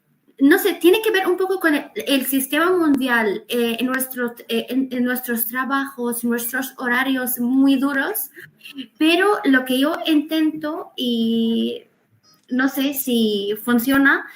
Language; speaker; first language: Spanish; non-native, fluent; Arabic